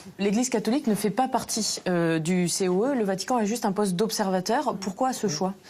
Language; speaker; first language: French; native; French